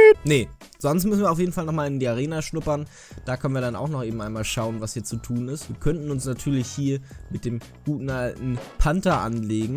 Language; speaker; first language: German; native; German